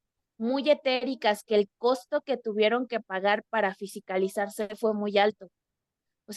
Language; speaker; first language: Spanish; native; Spanish